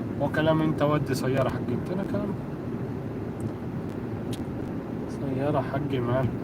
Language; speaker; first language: Arabic; non-native, learner; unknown